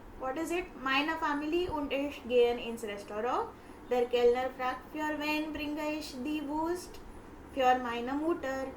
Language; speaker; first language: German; non-native, fluent; Hindi